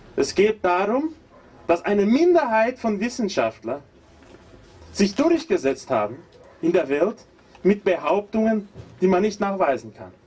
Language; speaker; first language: German; non-native, fluent; Portuguese